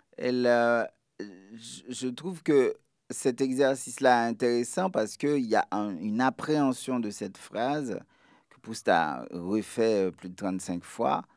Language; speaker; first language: French; non-native, local second language; Haitian Creole